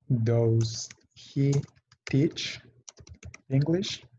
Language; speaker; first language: English; non-native, fluent; Spanish